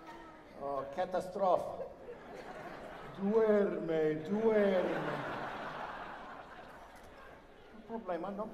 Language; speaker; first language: Spanish; non-native, learner; English